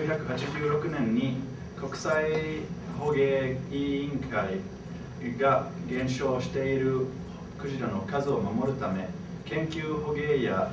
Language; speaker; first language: Japanese; non-native, fluent; English